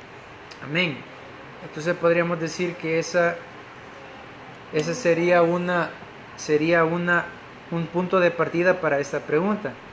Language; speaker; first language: Spanish; native; Spanish